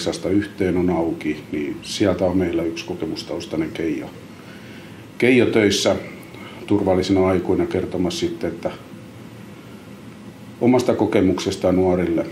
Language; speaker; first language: Finnish; native; Finnish